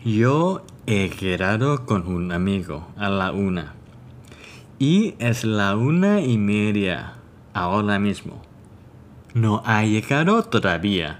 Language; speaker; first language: Spanish; non-native, fluent; Thai